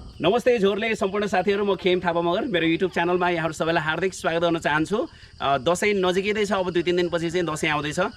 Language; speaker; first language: Nepali; non-native, local second language; Magahi